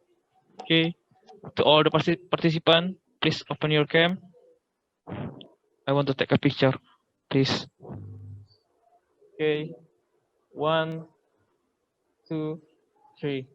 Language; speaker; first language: English; non-native, learner; Indonesian